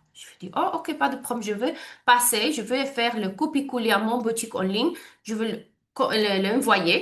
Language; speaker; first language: French; non-native, learner; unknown